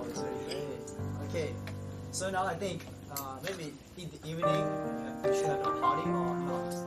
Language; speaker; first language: English; non-native, learner; Lao